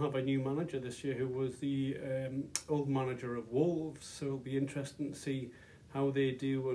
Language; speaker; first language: English; native; English